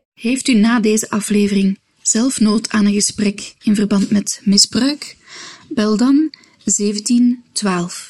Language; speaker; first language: Dutch; native; Dutch